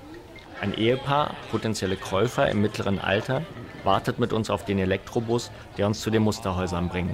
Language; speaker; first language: German; native; German